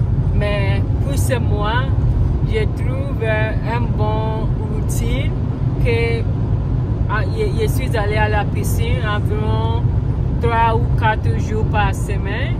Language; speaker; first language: French; non-native, learner; English